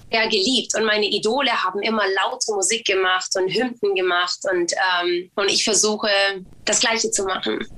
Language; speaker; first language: German; early bilingual, other home language; Albanian